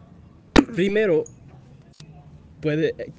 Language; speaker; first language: Spanish; non-native, learner; English